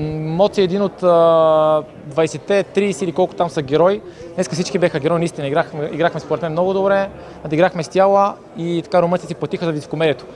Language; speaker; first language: Bulgarian; native; Bulgarian